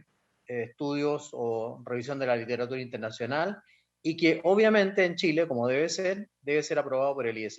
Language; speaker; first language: Spanish; native; Spanish